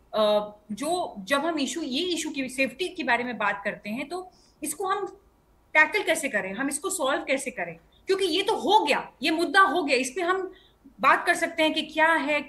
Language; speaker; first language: Hindi; non-native, local second language; Bangla